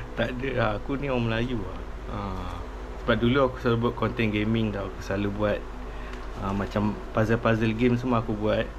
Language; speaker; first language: Malay; native; Malay